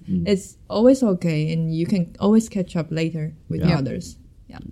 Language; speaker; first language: English; non-native, fluent; Chinese